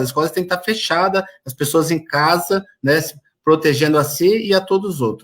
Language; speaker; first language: Portuguese; native; Portuguese